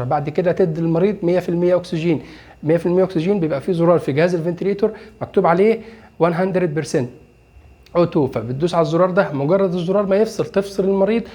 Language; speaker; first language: Arabic; native; Arabic